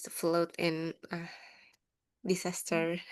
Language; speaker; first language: English; non-native, learner; Indonesian